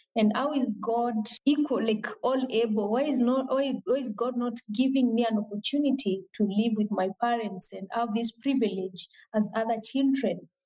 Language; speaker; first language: English; non-native, local second language; Meru